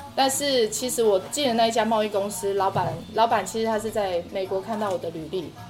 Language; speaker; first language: Chinese; non-native, local second language; Amis